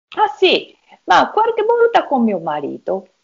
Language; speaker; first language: Italian; non-native, learner; Japanese